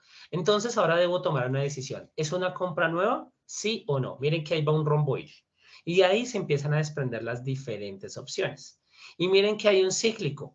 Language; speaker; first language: Spanish; native; Spanish